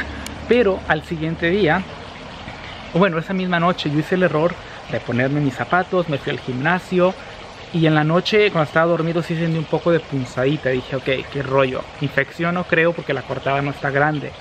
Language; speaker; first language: Spanish; native; Spanish